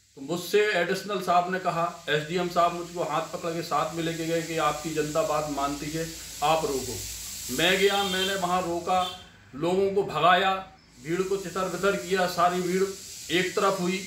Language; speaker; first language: Hindi; native; Hindi